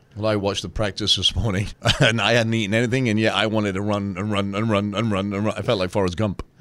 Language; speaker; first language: English; native; English